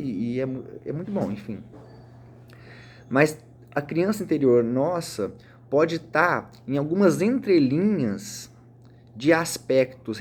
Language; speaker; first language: Portuguese; native; Portuguese